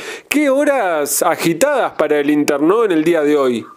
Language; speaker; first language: Spanish; native; Spanish